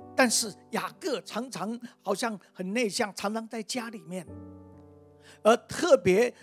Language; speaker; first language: Chinese; native; Chinese